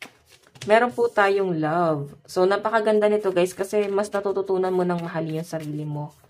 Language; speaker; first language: Filipino; native; Filipino